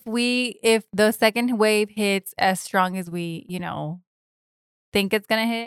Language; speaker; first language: English; early bilingual, other home language; Spanish